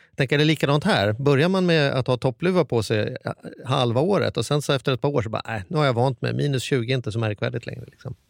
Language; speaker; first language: Swedish; native; Swedish